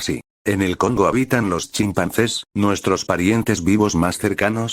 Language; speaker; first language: Spanish; native; Spanish